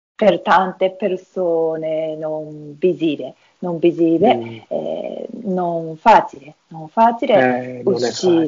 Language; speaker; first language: Italian; non-native, learner; Japanese